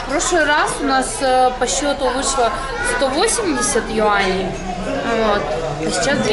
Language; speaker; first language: Russian; native; Russian